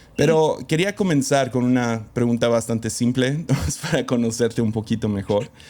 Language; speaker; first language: Spanish; early bilingual, other home language; English